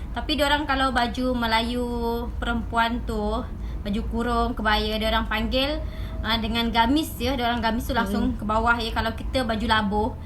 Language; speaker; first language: Malay; native; Malay